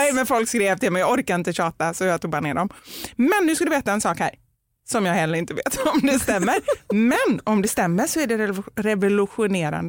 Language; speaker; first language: Swedish; native; Swedish